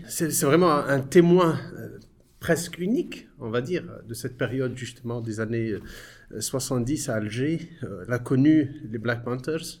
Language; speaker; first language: French; non-native, local second language; Arabic